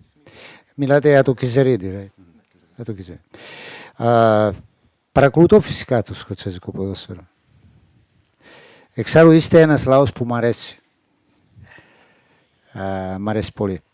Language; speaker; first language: Greek; non-native, fluent; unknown